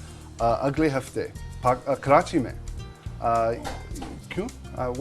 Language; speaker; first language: Hindi; non-native, learner; English